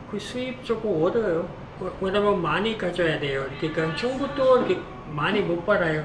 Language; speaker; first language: Korean; non-native, learner; Portuguese